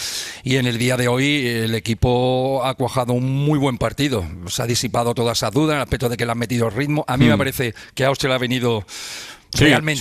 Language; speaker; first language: Spanish; native; Spanish